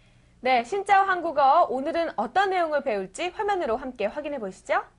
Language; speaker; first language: Korean; native; Korean